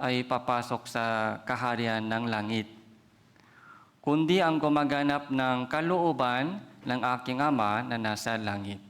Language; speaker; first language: Filipino; non-native, fluent; Korean